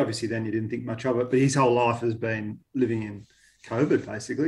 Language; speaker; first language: English; native; English